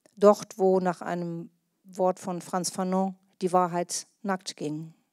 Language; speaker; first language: German; native; German